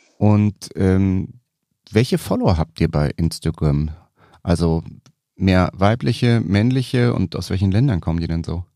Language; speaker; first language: German; native; German